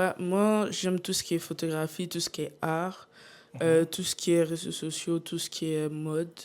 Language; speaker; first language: French; non-native, fluent; Spanish